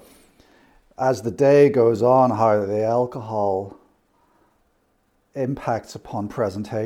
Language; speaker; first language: English; native; English